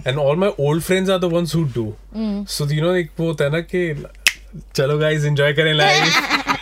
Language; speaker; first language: English; non-native, local second language; Hindi